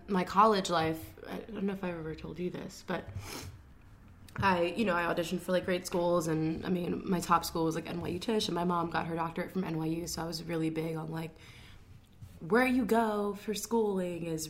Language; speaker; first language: English; native; English